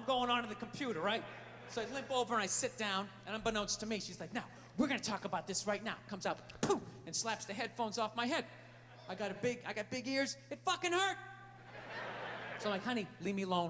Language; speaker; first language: English; native; English